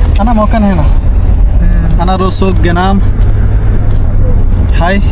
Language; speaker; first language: Arabic; non-native, learner; Bangla